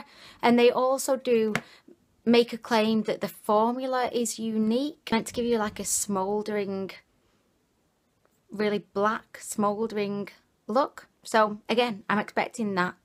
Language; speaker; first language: English; native; English